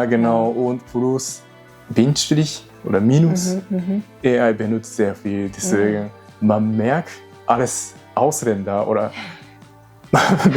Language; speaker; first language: German; non-native, learner; Japanese